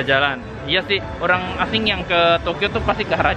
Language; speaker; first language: Indonesian; native; Indonesian